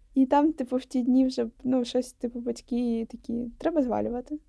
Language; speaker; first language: Ukrainian; non-native, local second language; Russian